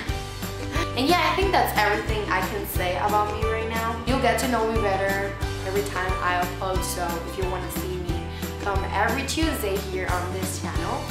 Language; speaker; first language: English; non-native, fluent; Spanish